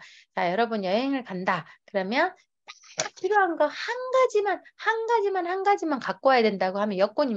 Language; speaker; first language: Korean; native; Korean